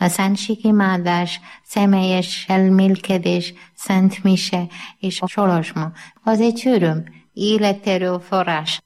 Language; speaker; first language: Hungarian; non-native, learner; Malayalam